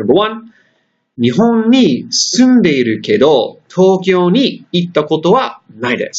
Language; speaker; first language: Japanese; non-native, fluent; English